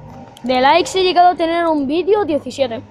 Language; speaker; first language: Spanish; native; Spanish